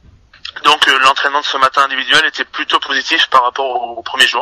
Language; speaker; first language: French; native; French